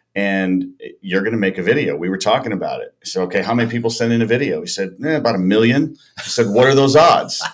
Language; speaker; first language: English; native; English